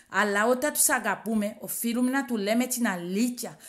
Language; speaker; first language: Greek; non-native, learner; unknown